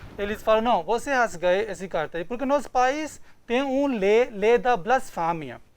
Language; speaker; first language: Portuguese; non-native, learner; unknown